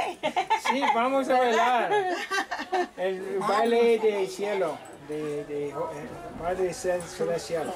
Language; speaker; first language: Spanish; non-native, learner; English